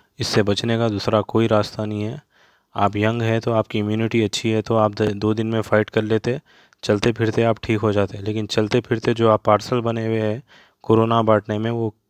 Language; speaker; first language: Hindi; non-native, local second language; Urdu